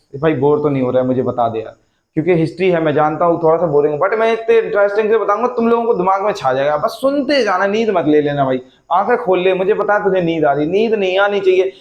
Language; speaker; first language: Hindi; native; Hindi